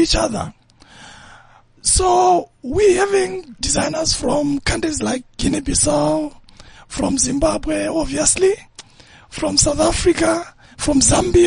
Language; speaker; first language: English; non-native, local second language; Shona